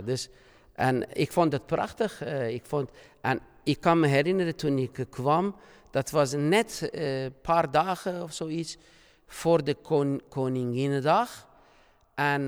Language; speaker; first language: Dutch; non-native, fluent; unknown